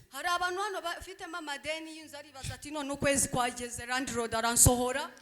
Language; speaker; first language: Kinyarwanda; early bilingual, heritage; Kinyarwanda